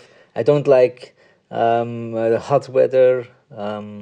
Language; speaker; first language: English; non-native, fluent; Swiss German